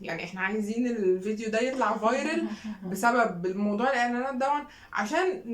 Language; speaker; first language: Arabic; native; Arabic